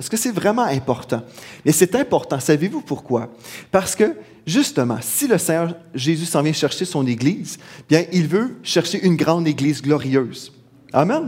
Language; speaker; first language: French; native; French